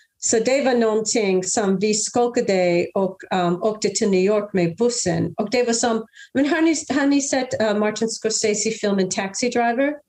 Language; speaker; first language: Swedish; non-native, fluent; English